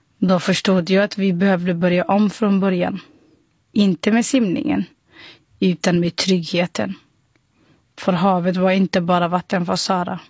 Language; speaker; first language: Swedish; non-native, fluent; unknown